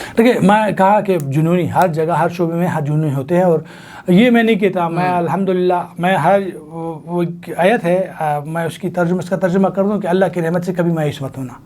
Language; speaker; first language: Urdu; non-native, local second language; Pashto